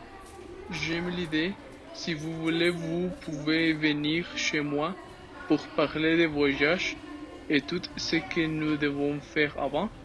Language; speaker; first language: French; non-native, learner; Spanish